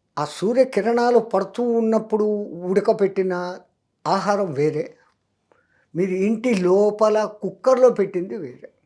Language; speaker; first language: Telugu; non-native, local second language; Hindi